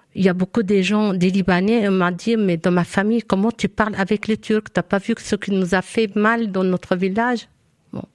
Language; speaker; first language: French; non-native, local second language; Arabic